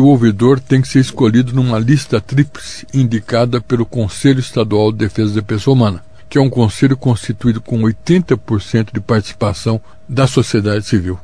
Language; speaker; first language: Portuguese; native; Portuguese